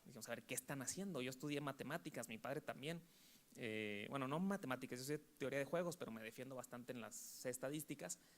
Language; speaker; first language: Spanish; native; Spanish